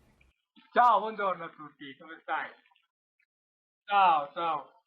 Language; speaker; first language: Italian; non-native, learner; Spanish